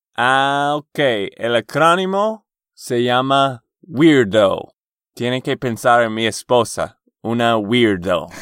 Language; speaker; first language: Spanish; non-native, fluent; English